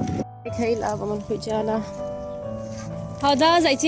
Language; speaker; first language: Chinese; non-native, fluent; Urdu